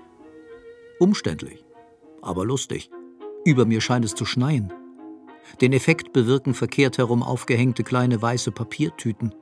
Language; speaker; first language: German; native; German